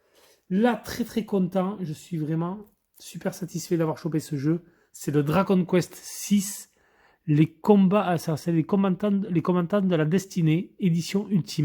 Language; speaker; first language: French; native; French